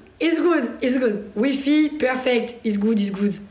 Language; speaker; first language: English; non-native, learner; French